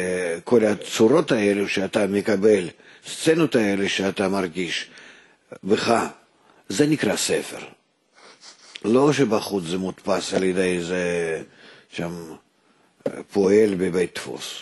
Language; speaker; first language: Hebrew; non-native, fluent; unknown